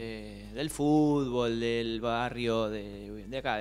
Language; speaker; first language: Spanish; native; Spanish